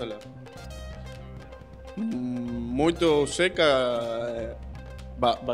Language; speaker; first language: Portuguese; non-native, learner; Spanish